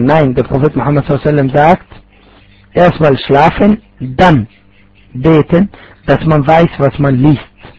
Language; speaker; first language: German; non-native, fluent; Arabic